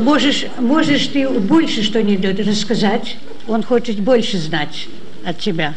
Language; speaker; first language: Russian; non-native, learner; Dutch